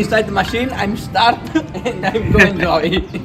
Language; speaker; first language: English; non-native, learner; Italian